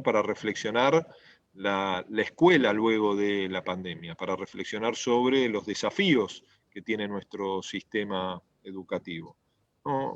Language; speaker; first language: Spanish; native; Spanish